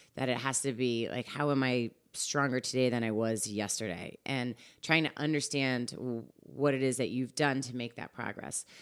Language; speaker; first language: English; native; English